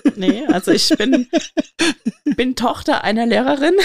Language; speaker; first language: German; native; German